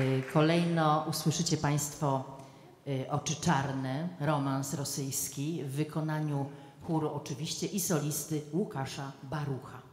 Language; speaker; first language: Polish; native; Polish